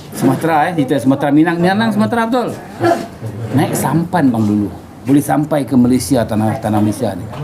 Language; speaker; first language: Malay; native; Malay